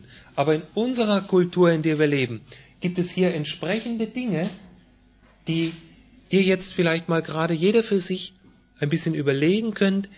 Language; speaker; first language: German; native; German